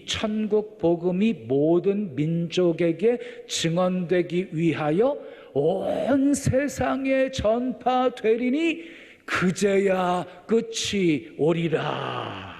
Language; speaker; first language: Korean; native; Korean